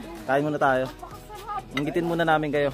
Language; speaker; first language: Filipino; native; Filipino